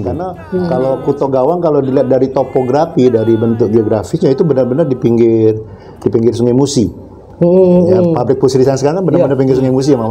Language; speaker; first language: Indonesian; native; Indonesian